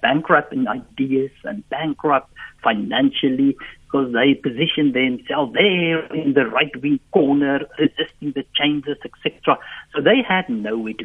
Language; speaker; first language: English; non-native, local second language; Afrikaans